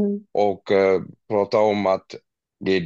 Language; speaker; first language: Swedish; non-native, fluent; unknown